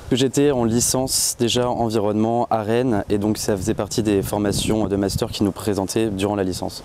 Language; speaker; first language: French; native; French